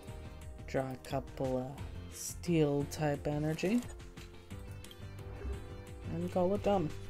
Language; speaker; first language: English; native; English